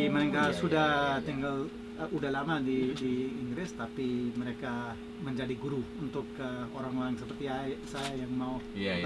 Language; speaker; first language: Indonesian; non-native, fluent; English